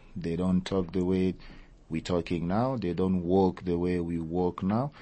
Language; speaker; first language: English; early bilingual, other home language; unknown